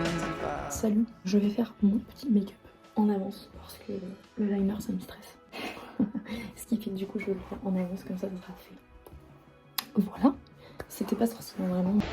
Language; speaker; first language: French; native; French